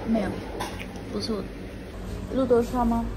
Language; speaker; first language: Chinese; non-native, fluent; Spanish